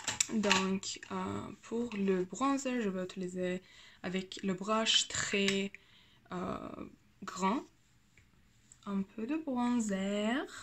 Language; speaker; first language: French; non-native, learner; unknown